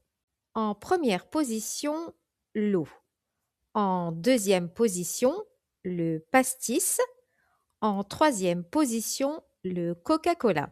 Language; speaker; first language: French; native; French